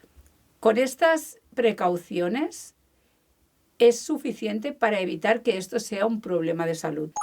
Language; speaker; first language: Spanish; native; Spanish